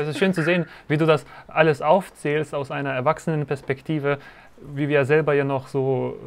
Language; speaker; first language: German; native; German